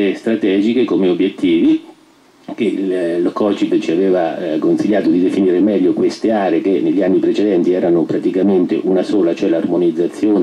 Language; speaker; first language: Italian; native; Italian